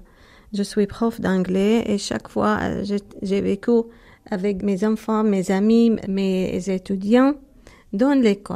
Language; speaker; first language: French; non-native, learner; Arabic